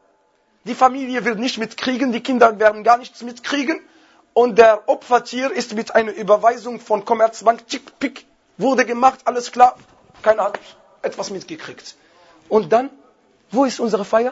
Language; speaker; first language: German; non-native, fluent; Arabic